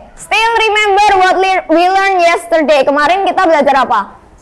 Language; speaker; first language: English; non-native, fluent; Indonesian